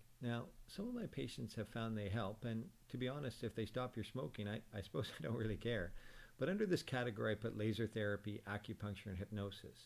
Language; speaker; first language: English; native; English